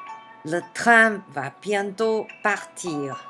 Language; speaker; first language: French; non-native, fluent; Chinese